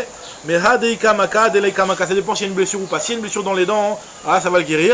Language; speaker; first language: French; native; French